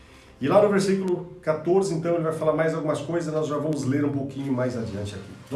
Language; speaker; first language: Portuguese; native; Portuguese